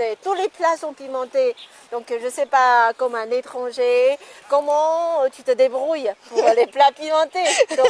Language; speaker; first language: French; non-native, fluent; Chinese